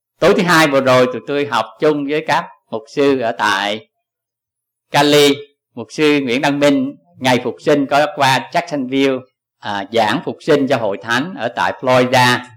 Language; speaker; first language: Vietnamese; native; Vietnamese